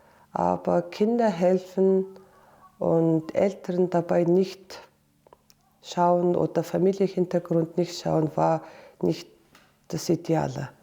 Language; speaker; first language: German; non-native, fluent; Mongolian